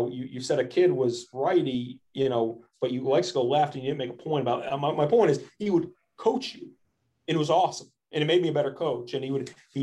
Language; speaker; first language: English; native; English